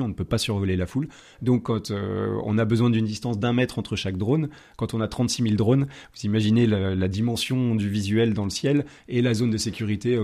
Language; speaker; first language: French; native; French